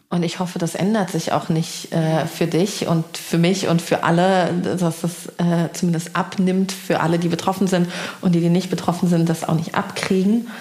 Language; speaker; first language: German; early bilingual, other home language; Persian